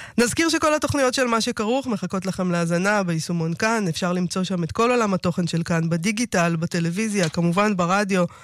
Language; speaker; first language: Hebrew; native; Hebrew